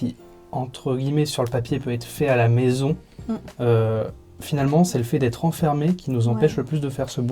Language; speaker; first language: French; native; French